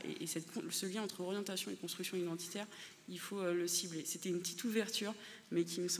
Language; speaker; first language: French; native; French